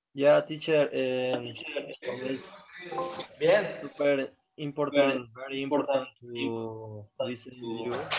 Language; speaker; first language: English; non-native, learner; Spanish